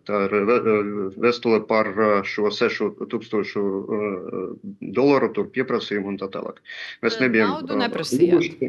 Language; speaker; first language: Latvian; non-native, local second language; Russian